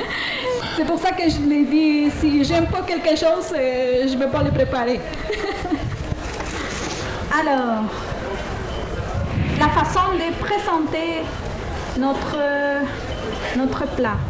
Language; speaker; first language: French; non-native, fluent; Spanish